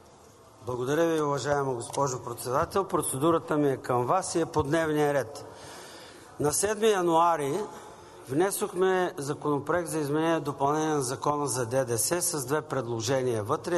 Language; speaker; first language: Bulgarian; native; Bulgarian